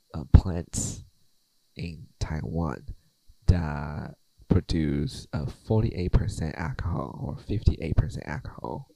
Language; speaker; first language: English; non-native, fluent; Chinese